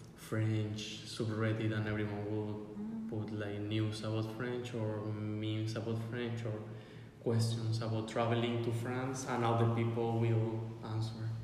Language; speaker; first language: English; non-native, fluent; Spanish